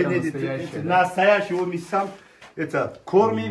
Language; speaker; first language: Russian; non-native, learner; Tajik